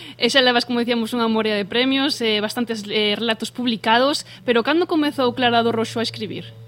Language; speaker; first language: Galician; native; Galician